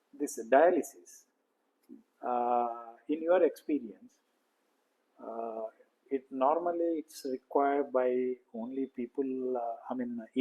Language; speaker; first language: English; non-native, local second language; Kannada